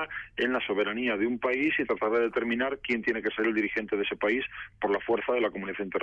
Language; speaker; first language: Spanish; native; Spanish